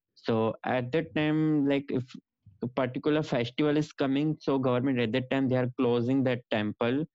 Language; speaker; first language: English; non-native, local second language; Gujarati